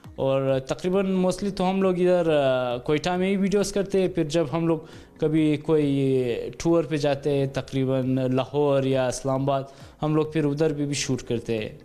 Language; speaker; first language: Hindi; non-native, local second language; Hazaragi